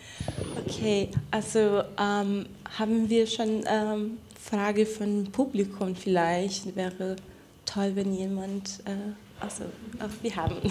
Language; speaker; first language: German; non-native, fluent; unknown